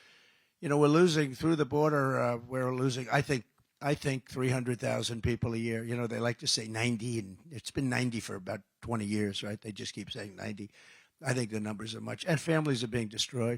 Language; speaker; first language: English; native; English